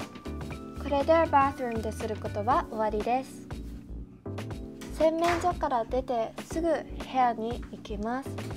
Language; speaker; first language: Japanese; early bilingual, heritage; Japanese